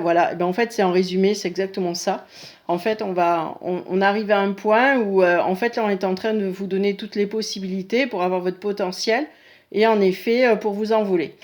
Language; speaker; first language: French; native; French